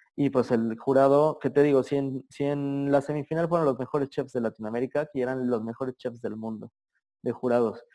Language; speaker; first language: Spanish; native; Spanish